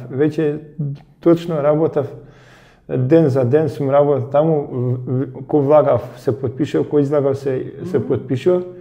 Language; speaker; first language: Macedonian; early bilingual, heritage; Macedonian